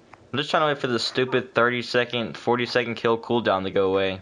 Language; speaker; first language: English; native; English